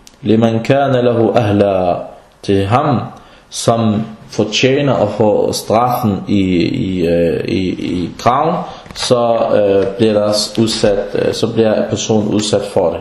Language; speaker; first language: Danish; early bilingual, other home language; Arabic